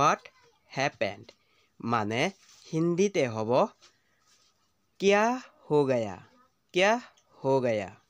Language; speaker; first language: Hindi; non-native, local second language; Assamese